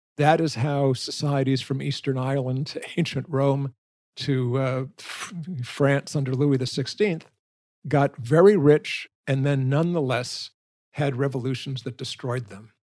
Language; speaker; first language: English; native; English